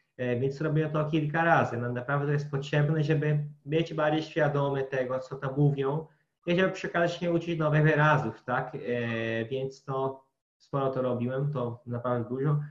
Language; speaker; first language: Polish; non-native, fluent; Portuguese